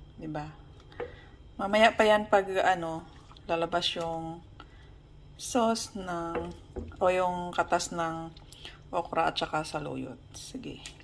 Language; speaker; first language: Filipino; non-native, local second language; Hiligaynon